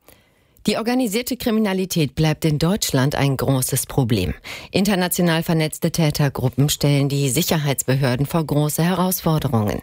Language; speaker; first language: German; native; German